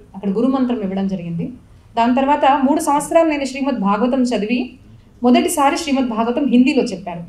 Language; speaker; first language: Telugu; non-native, local second language; Marathi